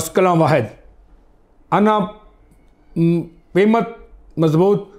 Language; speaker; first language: Arabic; non-native, learner; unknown